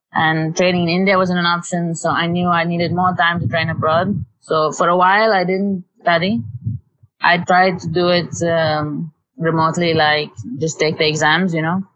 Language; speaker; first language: English; non-native, local second language; Tamil